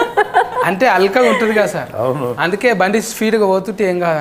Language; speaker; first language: Telugu; native; Telugu